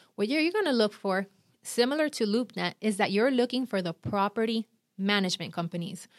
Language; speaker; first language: English; non-native, fluent; Spanish